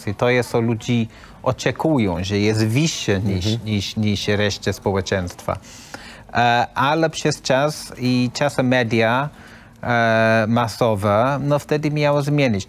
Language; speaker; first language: Polish; non-native, learner; English